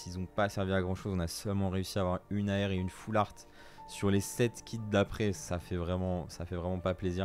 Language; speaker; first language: French; native; French